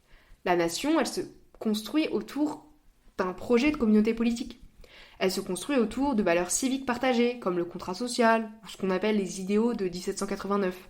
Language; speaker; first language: French; native; French